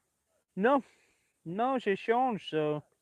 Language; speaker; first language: French; non-native, learner; English